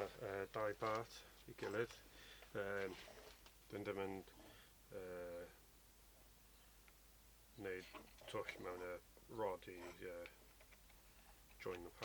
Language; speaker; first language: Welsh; non-native, learner; English